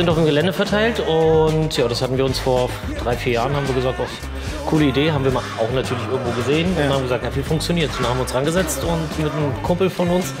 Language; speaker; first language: German; native; German